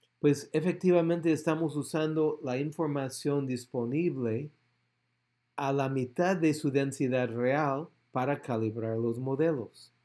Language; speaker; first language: Spanish; non-native, fluent; English